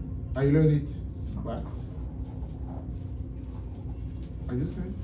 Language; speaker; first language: English; non-native, learner; French